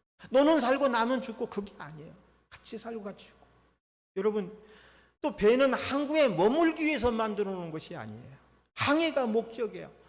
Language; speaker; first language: Korean; native; Korean